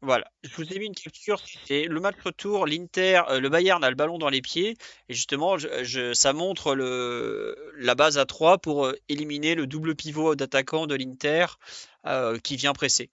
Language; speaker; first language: French; native; French